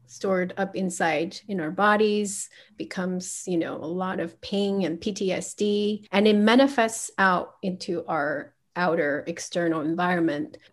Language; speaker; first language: English; early bilingual, other home language; Chinese